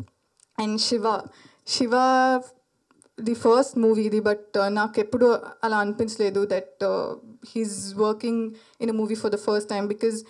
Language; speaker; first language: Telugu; non-native, learner; Malayalam